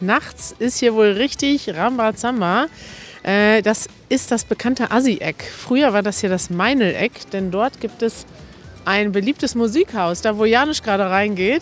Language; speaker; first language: German; native; German